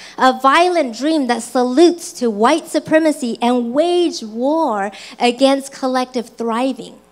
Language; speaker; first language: English; early bilingual, other home language; Chinese